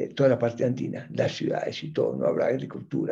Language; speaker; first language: Spanish; early bilingual, other home language; English